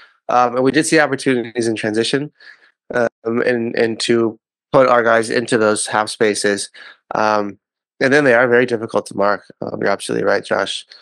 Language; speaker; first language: English; native; English